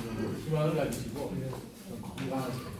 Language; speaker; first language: Korean; native; Korean